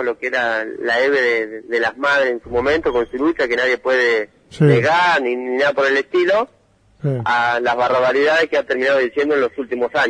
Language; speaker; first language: Spanish; native; Spanish